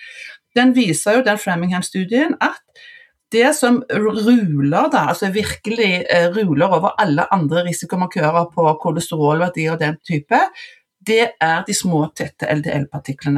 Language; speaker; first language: Norwegian; native; Norwegian